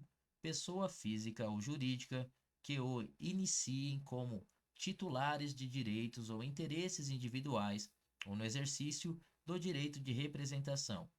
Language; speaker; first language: Portuguese; native; Portuguese